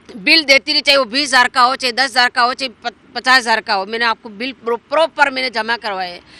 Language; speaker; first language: Hindi; native; Hindi